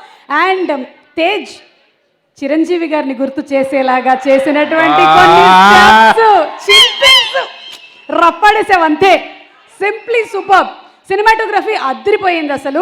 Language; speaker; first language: Telugu; native; Telugu